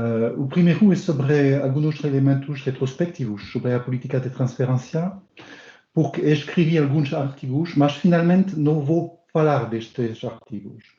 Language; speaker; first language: Portuguese; non-native, learner; French